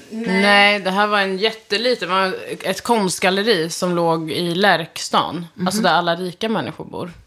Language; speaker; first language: Swedish; early bilingual, other home language; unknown